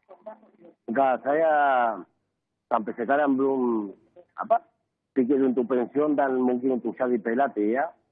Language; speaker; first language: Indonesian; non-native, learner; Spanish